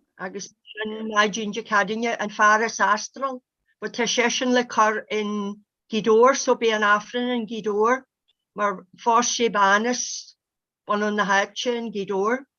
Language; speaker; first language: Irish; non-native, local second language; English